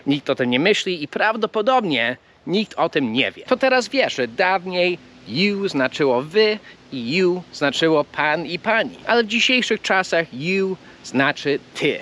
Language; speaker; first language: Polish; non-native, fluent; English